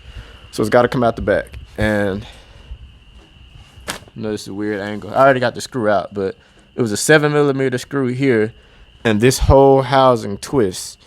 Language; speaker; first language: English; native; English